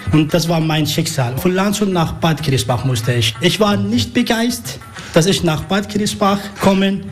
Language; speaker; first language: German; non-native, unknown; Arabic